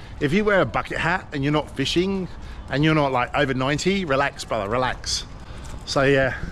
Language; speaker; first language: English; native; English